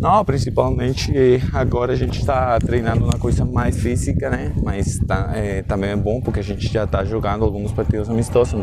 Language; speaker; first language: Portuguese; non-native, learner; Spanish